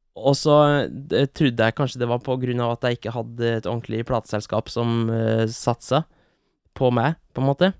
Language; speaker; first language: Norwegian; native; Norwegian